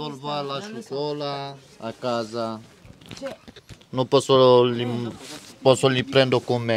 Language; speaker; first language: Italian; non-native, learner; Romanian